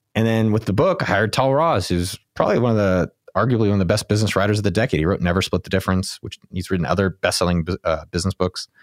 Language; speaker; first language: English; native; English